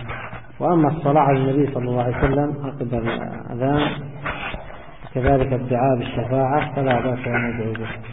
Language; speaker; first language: Arabic; native; Arabic